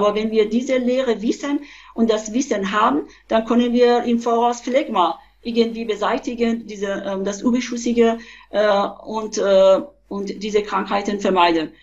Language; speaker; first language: German; non-native, fluent; Persian